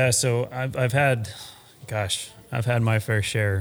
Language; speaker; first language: English; native; English